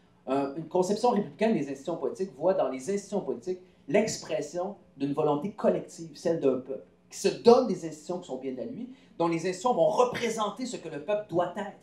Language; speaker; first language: French; native; French